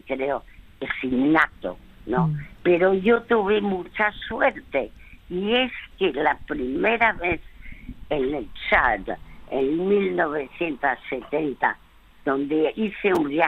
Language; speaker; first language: Spanish; early bilingual, other home language; French